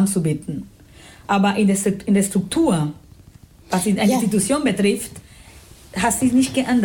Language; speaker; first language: German; non-native, fluent; Spanish